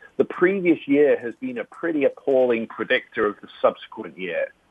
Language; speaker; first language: English; native; English